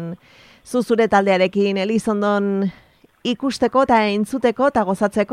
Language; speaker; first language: Basque; native; Basque